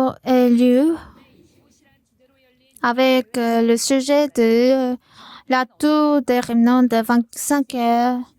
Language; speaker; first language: French; non-native, learner; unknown